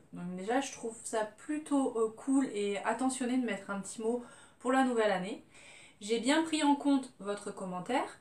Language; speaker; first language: French; native; French